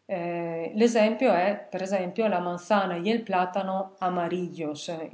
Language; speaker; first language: Italian; native; Italian